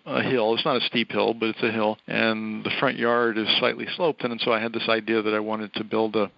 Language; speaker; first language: English; native; English